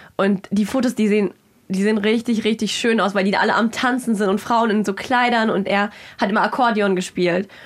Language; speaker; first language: German; early bilingual, other home language; Russian